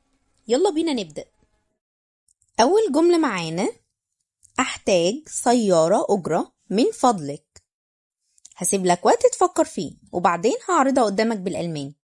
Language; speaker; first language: Arabic; native; Arabic